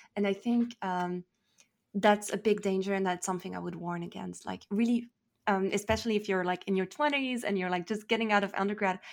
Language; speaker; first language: English; non-native, fluent; French